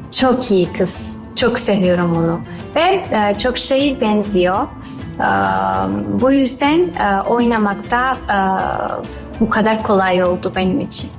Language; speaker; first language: Turkish; non-native, learner; Georgian